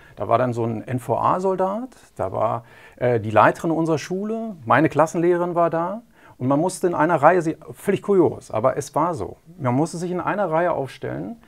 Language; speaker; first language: German; native; German